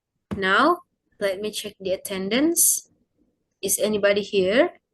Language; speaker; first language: English; non-native, learner; Indonesian